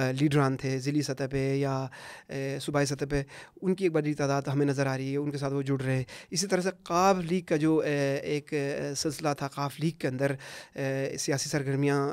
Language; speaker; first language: Urdu; non-native, local second language; Punjabi